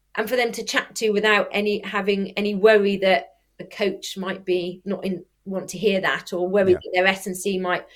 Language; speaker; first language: English; native; English